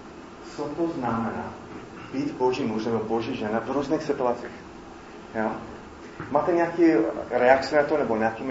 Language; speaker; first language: Czech; non-native, fluent; English